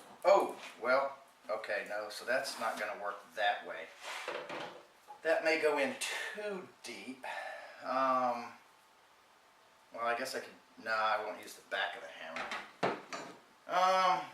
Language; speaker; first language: English; native; English